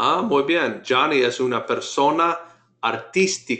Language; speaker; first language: Spanish; non-native, fluent; English